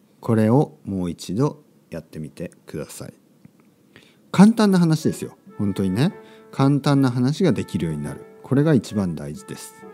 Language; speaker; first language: Japanese; native; Japanese